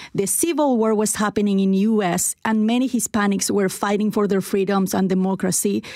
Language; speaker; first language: English; non-native, fluent; Spanish